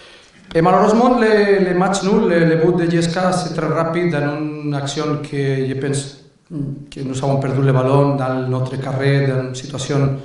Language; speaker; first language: French; non-native, learner; Spanish